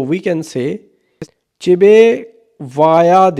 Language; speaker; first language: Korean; non-native, fluent; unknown